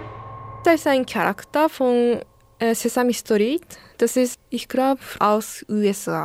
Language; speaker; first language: German; non-native, learner; Japanese